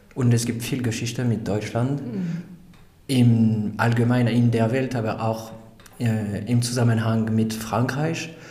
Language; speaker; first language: German; non-native, fluent; French